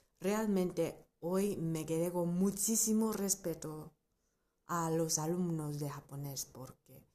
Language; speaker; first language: Spanish; non-native, fluent; Japanese